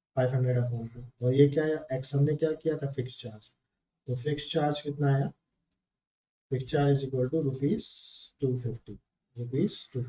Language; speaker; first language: Hindi; native; Hindi